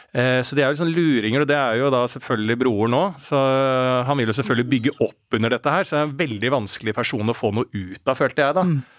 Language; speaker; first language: Norwegian; native; Norwegian